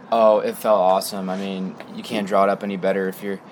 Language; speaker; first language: English; native; English